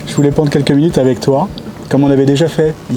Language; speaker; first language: French; native; French